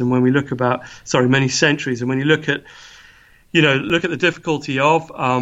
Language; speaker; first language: English; native; English